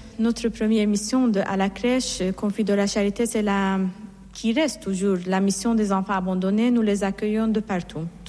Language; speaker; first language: French; non-native, fluent; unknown